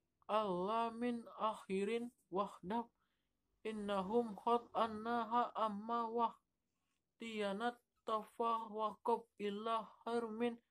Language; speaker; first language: Arabic; non-native, learner; Indonesian